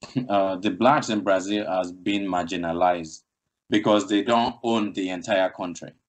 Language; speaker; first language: English; non-native, local second language; Igbo